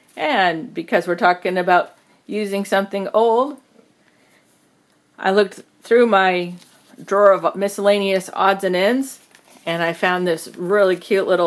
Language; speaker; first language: English; native; English